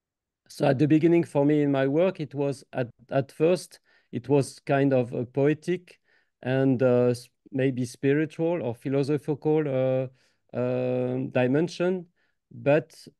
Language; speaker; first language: English; non-native, fluent; French